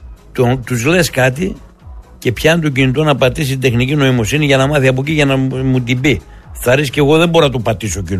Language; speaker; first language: Greek; native; Greek